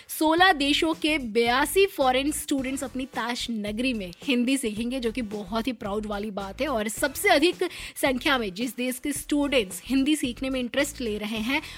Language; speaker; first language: Hindi; native; Hindi